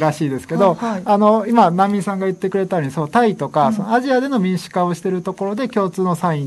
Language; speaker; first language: Japanese; native; Japanese